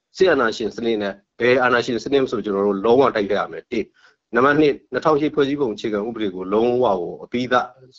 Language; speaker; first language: Burmese; non-native, local second language; S'gaw Karen